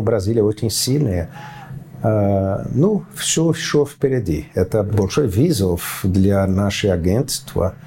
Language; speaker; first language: Russian; non-native, fluent; Portuguese